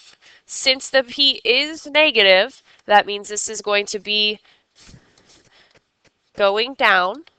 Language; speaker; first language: English; native; English